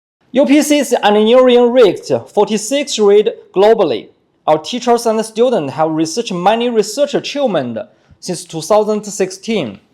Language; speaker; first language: English; non-native, fluent; Chinese